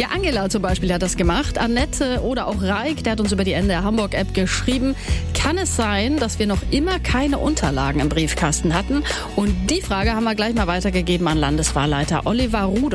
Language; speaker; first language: German; native; German